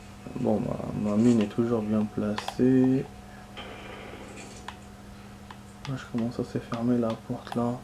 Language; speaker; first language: French; native; French